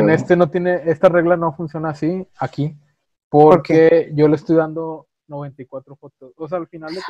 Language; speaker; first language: Spanish; native; Spanish